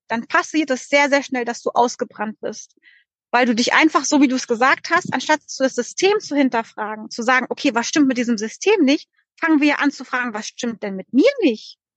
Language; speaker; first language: German; early bilingual, other home language; Polish